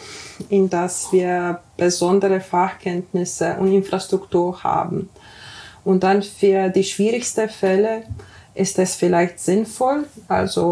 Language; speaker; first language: German; non-native, fluent; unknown